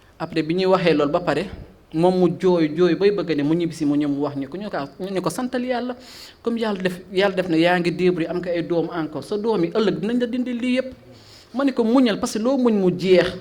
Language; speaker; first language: Wolof; non-native, fluent; Fula